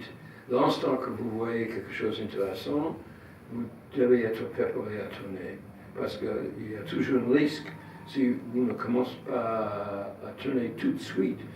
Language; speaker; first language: French; non-native, fluent; English